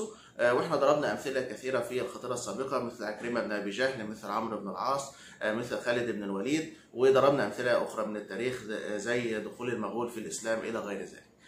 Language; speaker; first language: Arabic; native; Arabic